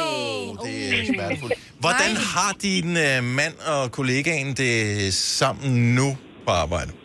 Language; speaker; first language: Danish; native; Danish